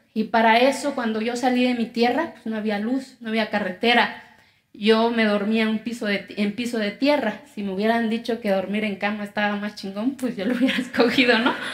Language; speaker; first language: Spanish; non-native, local second language; Zapotec